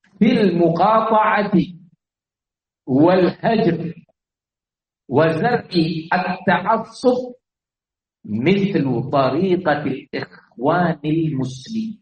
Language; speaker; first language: Arabic; non-native, fluent; Indonesian